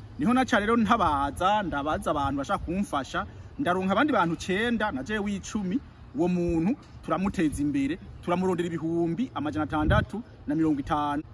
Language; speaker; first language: Rundi; native; Rundi